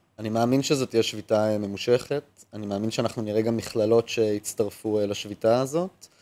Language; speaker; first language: Hebrew; native; Hebrew